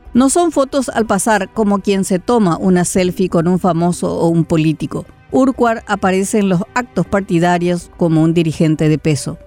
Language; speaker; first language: Spanish; native; Spanish